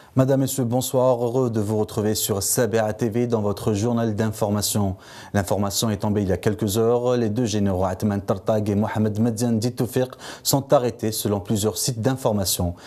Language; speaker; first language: French; non-native, local second language; Arabic